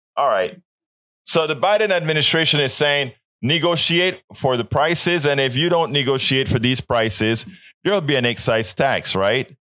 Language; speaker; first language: English; non-native, fluent; Spanish